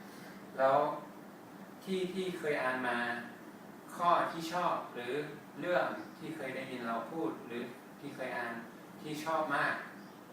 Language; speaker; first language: Thai; non-native, fluent; English